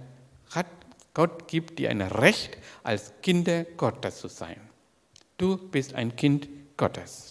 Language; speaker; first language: German; non-native, learner; Sinhala